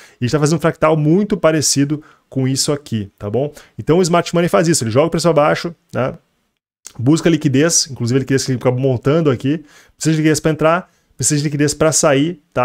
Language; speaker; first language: Portuguese; native; Portuguese